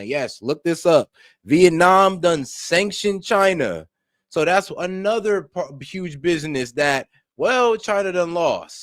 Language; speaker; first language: English; native; English